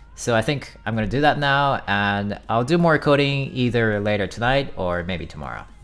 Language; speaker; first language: English; non-native, fluent; Japanese